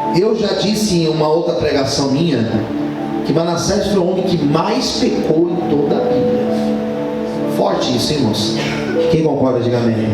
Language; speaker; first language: Portuguese; native; Portuguese